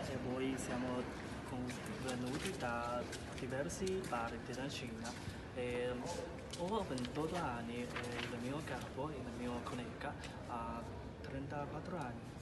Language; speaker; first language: Italian; non-native, fluent; Chinese